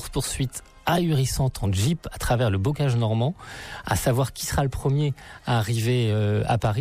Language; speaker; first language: French; native; French